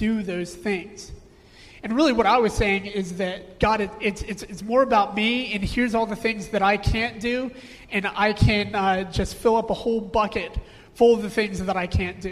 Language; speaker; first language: English; native; English